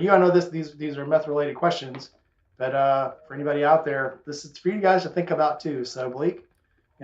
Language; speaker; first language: English; native; English